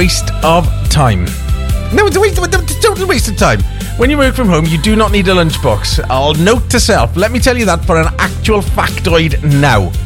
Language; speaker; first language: English; native; English